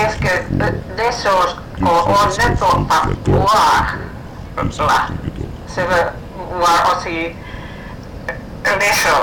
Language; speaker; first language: French; non-native, learner; Finnish